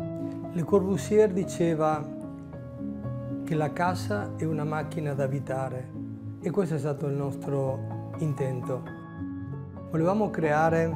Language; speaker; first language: Italian; non-native, local second language; Spanish